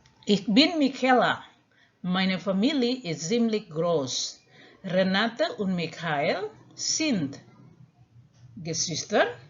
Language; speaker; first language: German; non-native, fluent; Indonesian